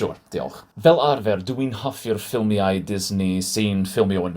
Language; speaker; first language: Welsh; non-native, learner; English